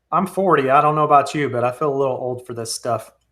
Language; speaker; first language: English; native; English